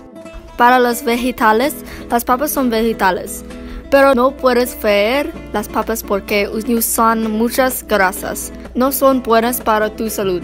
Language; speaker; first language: Spanish; non-native, learner; English